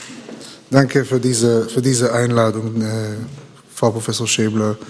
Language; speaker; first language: German; non-native, learner; Hebrew